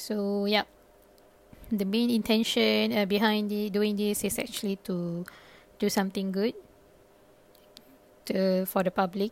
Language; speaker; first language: English; non-native, local second language; Malay